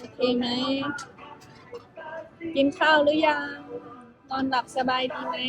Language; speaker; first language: Thai; native; Thai